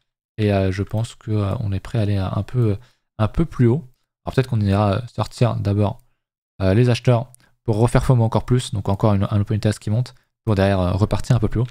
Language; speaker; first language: French; native; French